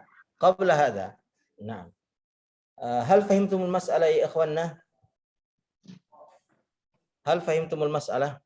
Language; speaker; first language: Arabic; non-native, fluent; Indonesian